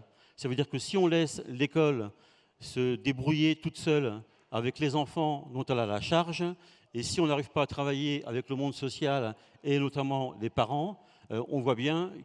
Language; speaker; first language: French; native; French